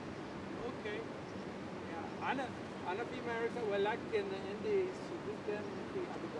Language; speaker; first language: Arabic; non-native, learner; English